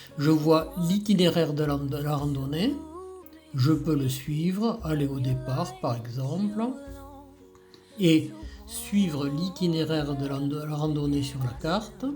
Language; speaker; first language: French; native; French